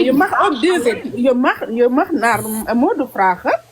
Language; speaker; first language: Dutch; non-native, learner; Wolof